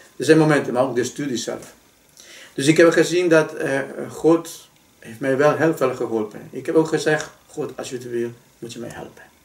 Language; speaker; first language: Dutch; non-native, fluent; Spanish